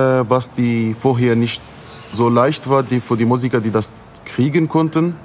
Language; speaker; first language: German; non-native, fluent; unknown